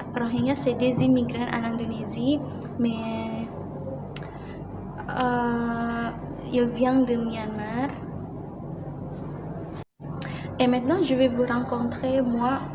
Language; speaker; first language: French; non-native, learner; Indonesian